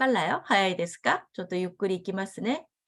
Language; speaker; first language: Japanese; non-native, fluent; Korean